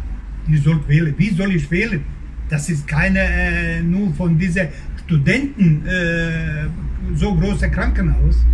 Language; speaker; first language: German; non-native, learner; Croatian